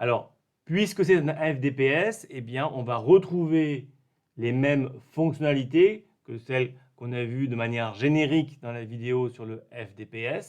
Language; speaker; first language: French; native; French